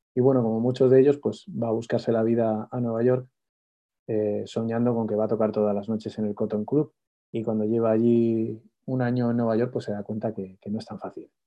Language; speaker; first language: Spanish; native; Spanish